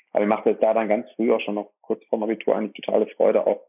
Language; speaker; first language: German; native; German